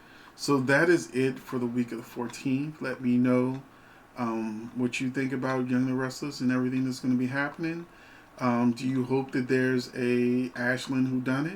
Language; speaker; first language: English; native; English